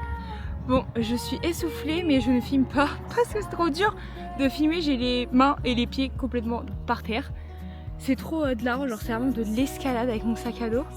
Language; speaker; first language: French; native; French